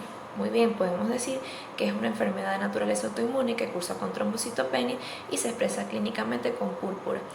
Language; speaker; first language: Spanish; native; Spanish